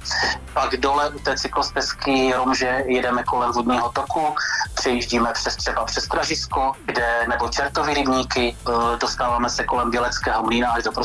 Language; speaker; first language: Czech; native; Czech